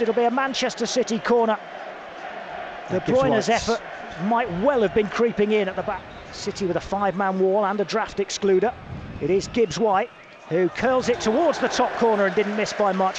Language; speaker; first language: English; native; English